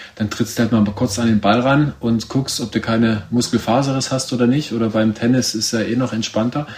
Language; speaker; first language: German; native; German